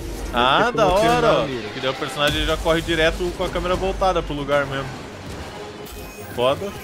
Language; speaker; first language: Portuguese; native; Portuguese